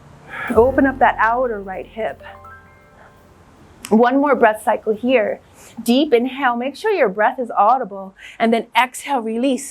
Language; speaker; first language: English; native; English